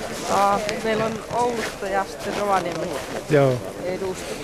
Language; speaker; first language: Finnish; native; Finnish